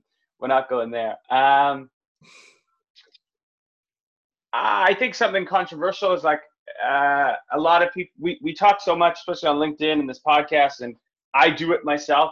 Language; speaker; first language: English; native; English